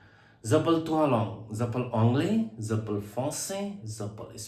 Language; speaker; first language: French; non-native, learner; Hindi